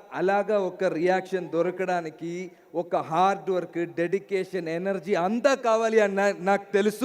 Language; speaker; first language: Telugu; non-native, learner; Malayalam